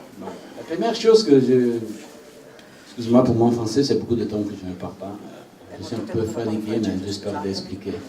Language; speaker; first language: French; non-native, learner; Italian